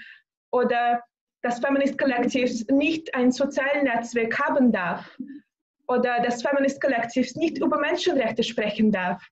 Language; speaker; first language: German; non-native, fluent; Russian